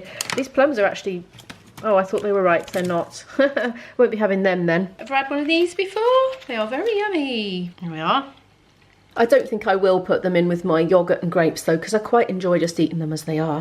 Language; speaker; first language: English; native; English